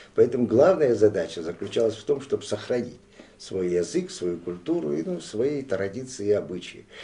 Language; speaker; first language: Russian; non-native, local second language; Abkhazian